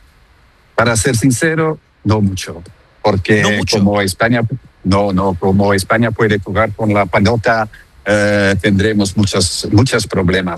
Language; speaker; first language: Spanish; non-native, fluent; Dutch